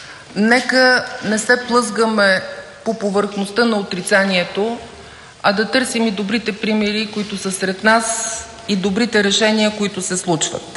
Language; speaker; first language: Bulgarian; native; Bulgarian